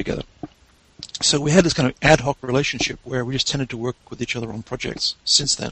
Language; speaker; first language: English; native; English